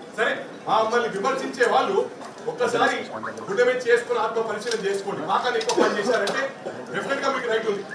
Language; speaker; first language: Telugu; native; Telugu